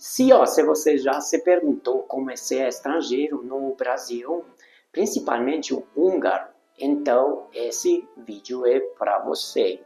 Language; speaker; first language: Portuguese; non-native, fluent; Hungarian